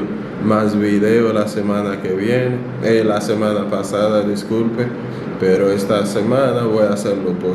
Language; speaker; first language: Spanish; non-native, fluent; Haitian Creole